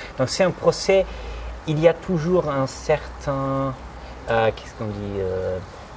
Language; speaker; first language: French; non-native, fluent; German